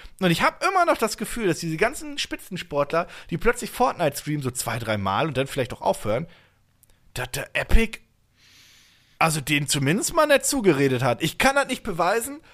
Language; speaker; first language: German; native; German